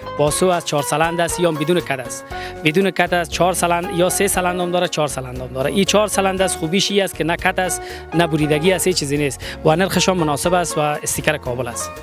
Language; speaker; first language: Persian; native; Persian